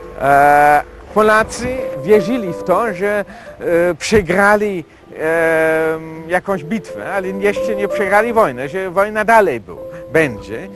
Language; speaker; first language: Polish; non-native, fluent; German